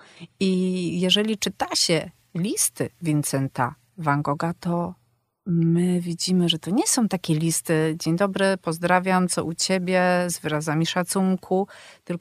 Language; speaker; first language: Polish; native; Polish